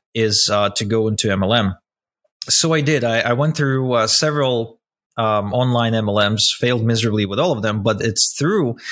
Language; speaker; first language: English; non-native, fluent; Russian